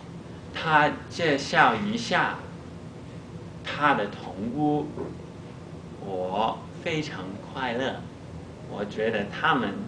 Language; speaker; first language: Chinese; non-native, learner; English